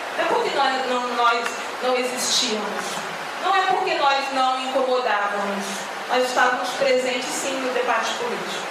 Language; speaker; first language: Portuguese; native; Portuguese